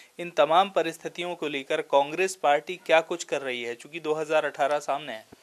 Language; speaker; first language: Hindi; native; Hindi